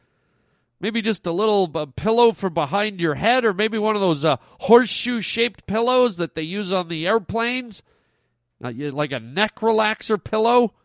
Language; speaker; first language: English; native; English